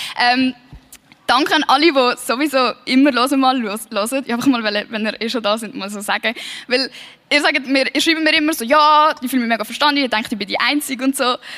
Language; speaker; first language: German; early bilingual, other home language; Swiss German